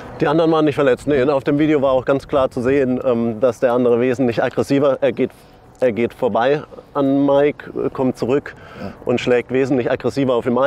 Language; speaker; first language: German; native; German